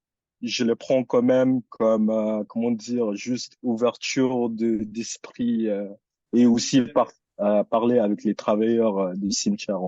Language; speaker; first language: French; early bilingual, other home language; Filipino